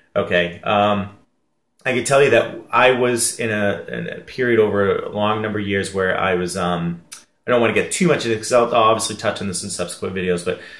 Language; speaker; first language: English; native; English